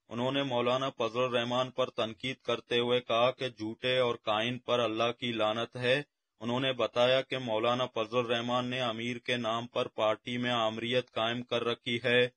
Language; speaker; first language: Urdu; non-native, local second language; Baluchi